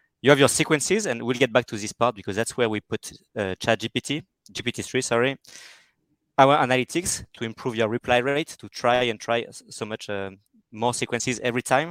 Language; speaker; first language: English; non-native, fluent; French